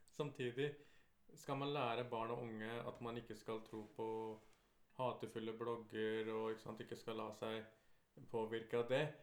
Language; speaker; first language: Norwegian; early bilingual, other home language; Urdu